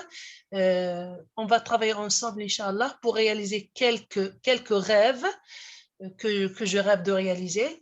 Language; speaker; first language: French; non-native, local second language; Arabic